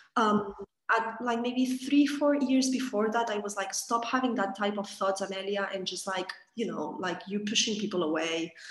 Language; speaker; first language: English; non-native, fluent; Catalan